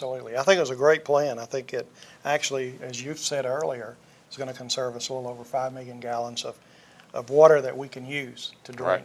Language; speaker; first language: English; native; English